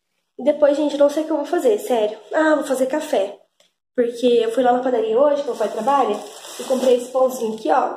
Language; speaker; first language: Portuguese; native; Portuguese